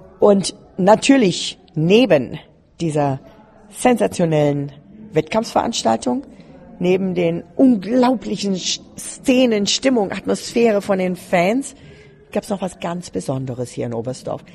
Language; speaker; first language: German; native; German